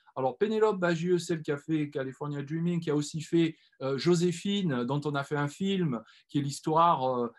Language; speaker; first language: French; native; French